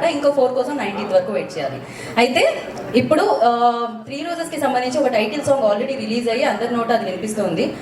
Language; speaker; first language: Telugu; native; Telugu